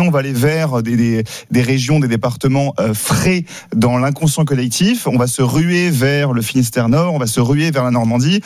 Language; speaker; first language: French; native; French